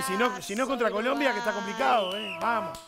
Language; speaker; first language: Spanish; native; Spanish